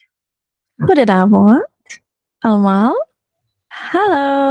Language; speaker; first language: Dutch; non-native, fluent; Indonesian